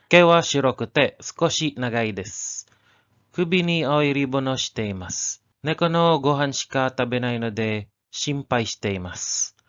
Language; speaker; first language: Japanese; non-native, learner; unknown